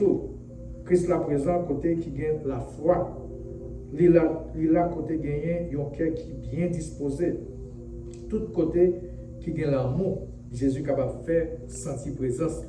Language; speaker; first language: French; non-native, local second language; Haitian Creole